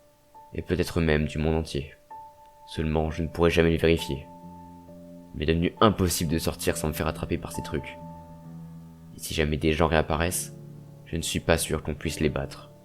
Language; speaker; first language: French; native; French